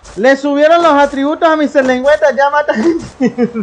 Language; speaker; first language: Spanish; native; Spanish